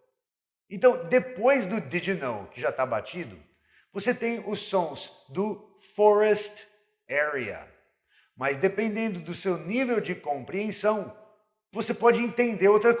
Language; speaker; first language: Portuguese; non-native, fluent; English